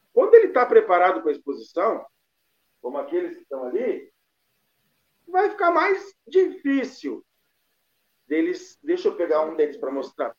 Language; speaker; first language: Portuguese; native; Portuguese